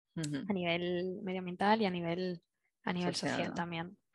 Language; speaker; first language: Spanish; native; Spanish